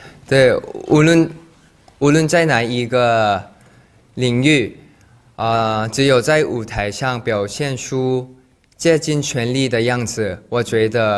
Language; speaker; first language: Chinese; non-native, learner; Thai